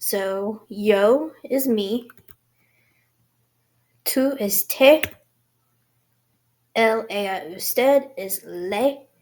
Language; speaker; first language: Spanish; non-native, learner; English